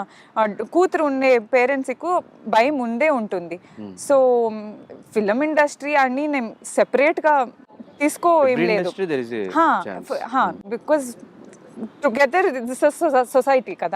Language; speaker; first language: Telugu; non-native, fluent; Kannada